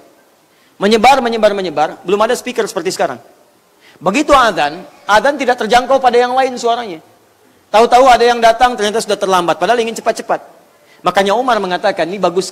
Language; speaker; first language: Indonesian; native; Indonesian